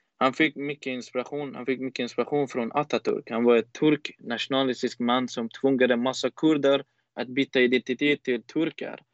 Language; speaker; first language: Swedish; non-native, fluent; Persian